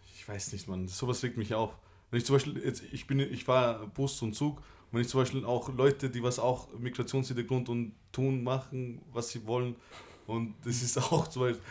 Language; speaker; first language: German; early bilingual, other home language; Albanian